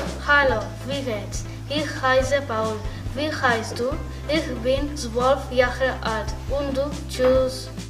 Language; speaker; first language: German; non-native, learner; Catalan